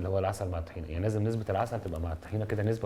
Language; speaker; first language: Arabic; native; Arabic